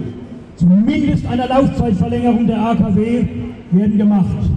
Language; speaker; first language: German; native; German